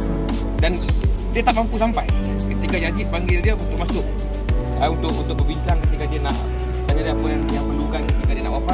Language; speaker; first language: Malay; native; Malay